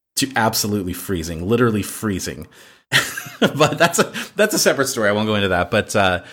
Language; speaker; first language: English; native; English